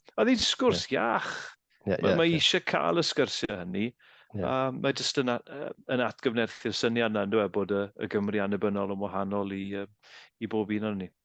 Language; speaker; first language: Welsh; native; Welsh